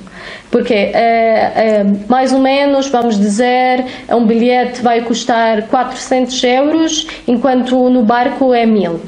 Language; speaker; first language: Portuguese; non-native, fluent; Arabic